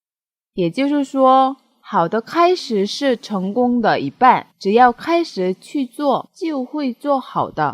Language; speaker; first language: Chinese; non-native, fluent; Korean